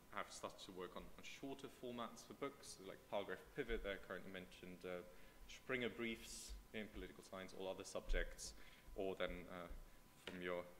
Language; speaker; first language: English; non-native, fluent; German